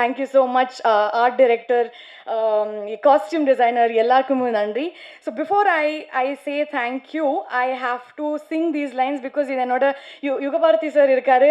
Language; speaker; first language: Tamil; non-native, learner; Kannada